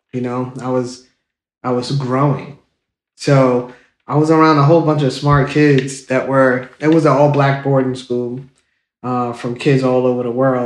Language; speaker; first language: English; native; English